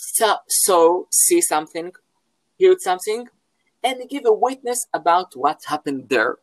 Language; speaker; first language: English; non-native, fluent; Hebrew